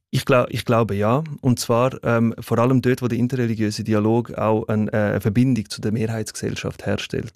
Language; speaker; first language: German; early bilingual, other home language; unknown